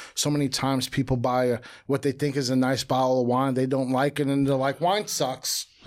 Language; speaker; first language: English; native; English